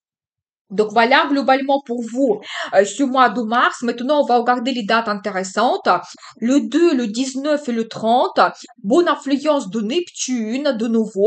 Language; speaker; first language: French; non-native, fluent; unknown